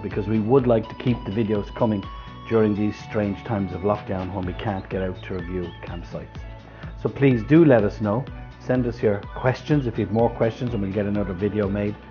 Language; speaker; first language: English; native; English